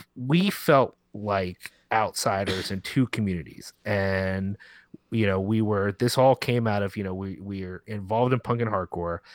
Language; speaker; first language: English; early bilingual, other home language; Spanish